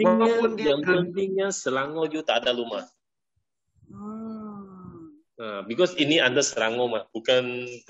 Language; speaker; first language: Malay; non-native, local second language; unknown